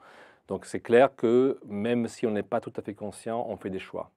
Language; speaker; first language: French; non-native, fluent; Italian